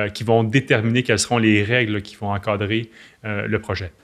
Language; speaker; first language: French; native; French